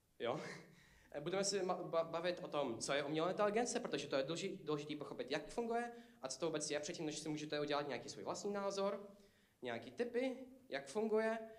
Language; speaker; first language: Czech; non-native, fluent; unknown